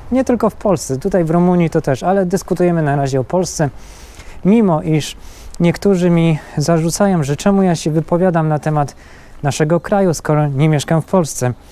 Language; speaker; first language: Polish; native; Polish